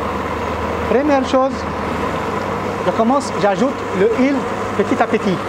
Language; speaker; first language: French; non-native, learner; Arabic